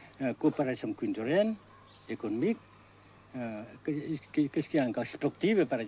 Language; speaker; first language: French; non-native, local second language; Vietnamese